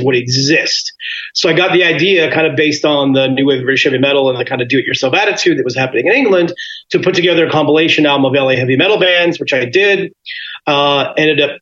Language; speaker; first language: English; native; English